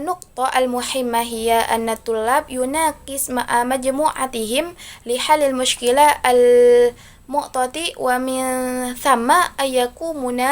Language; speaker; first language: Arabic; non-native, learner; Indonesian